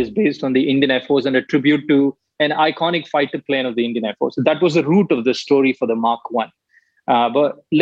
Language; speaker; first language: English; non-native, local second language; Tamil